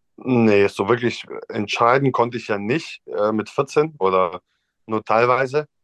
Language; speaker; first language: German; non-native, fluent; Serbian